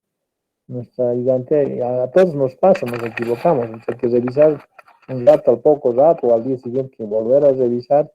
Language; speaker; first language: Spanish; native; Spanish